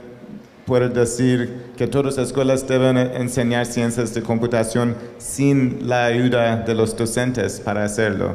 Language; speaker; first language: Spanish; non-native, learner; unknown